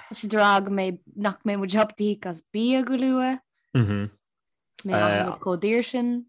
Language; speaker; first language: Irish; native; Irish